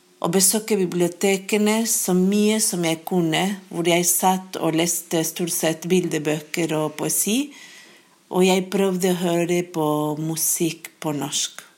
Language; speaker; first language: Norwegian; non-native, fluent; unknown